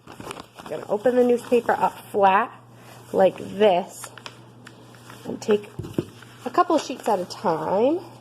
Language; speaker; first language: English; native; English